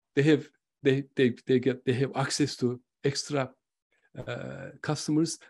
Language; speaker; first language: English; non-native, fluent; Turkish